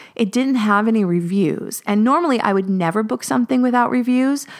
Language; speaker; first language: English; native; English